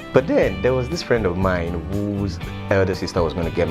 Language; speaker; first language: English; non-native, local second language; Yoruba